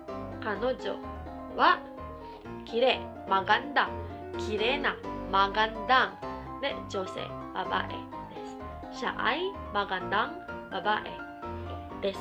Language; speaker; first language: Japanese; non-native, local second language; Filipino